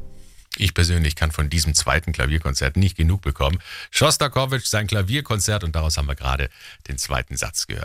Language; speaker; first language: German; native; German